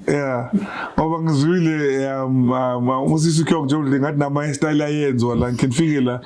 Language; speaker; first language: Zulu; native; Zulu